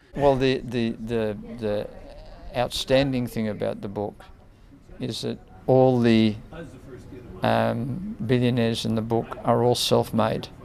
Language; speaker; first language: English; native; English